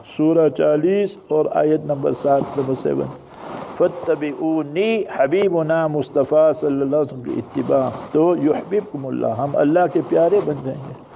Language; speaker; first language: Urdu; early bilingual, heritage; English